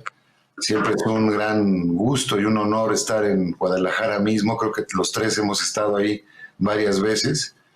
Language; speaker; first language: Spanish; native; Spanish